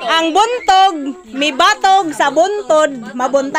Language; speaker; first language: Cebuano; native; Cebuano